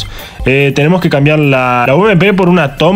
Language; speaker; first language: Spanish; native; Spanish